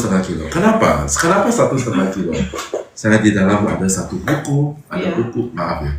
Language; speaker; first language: Indonesian; non-native, fluent; English